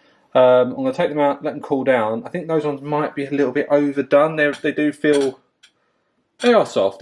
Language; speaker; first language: English; native; English